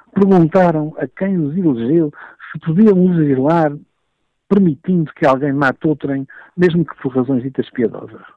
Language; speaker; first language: Portuguese; native; Portuguese